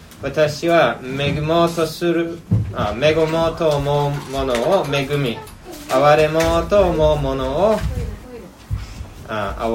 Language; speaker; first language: Japanese; non-native, fluent; English